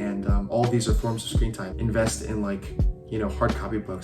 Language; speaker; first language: English; early bilingual, other home language; Chinese